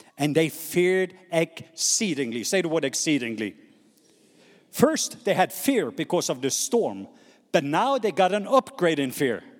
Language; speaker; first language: English; non-native, fluent; Norwegian